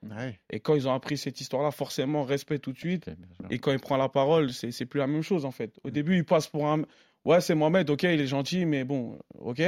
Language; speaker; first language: French; native; French